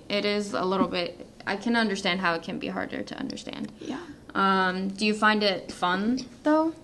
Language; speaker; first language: English; native; English